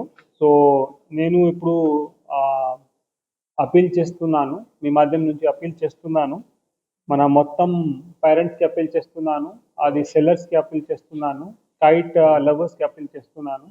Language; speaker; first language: Telugu; non-native, local second language; Urdu